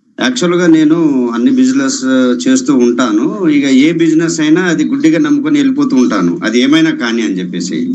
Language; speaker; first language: Telugu; non-native, local second language; Lambadi